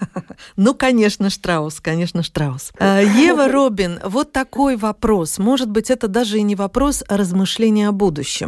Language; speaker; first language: Russian; native; Russian